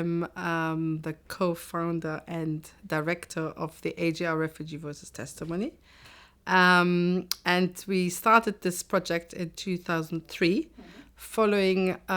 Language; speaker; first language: English; non-native, fluent; German